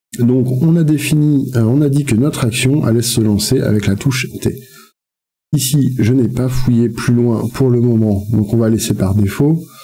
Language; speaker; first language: French; native; French